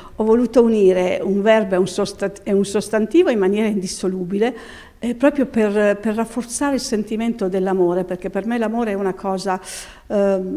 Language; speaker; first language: Italian; native; Italian